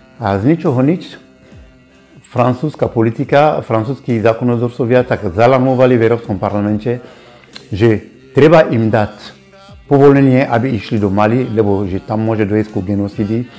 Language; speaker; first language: Slovak; non-native, fluent; Bambara